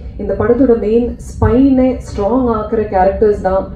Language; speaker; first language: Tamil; non-native, learner; Malayalam